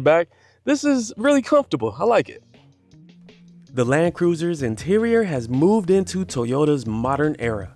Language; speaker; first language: English; native; English